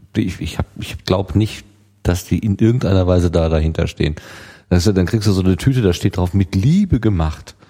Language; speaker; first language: German; native; German